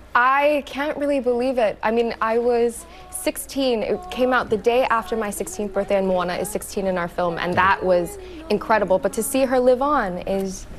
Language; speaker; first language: English; native; English